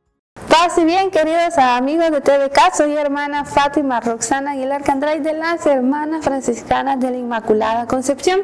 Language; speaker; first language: Spanish; native; Spanish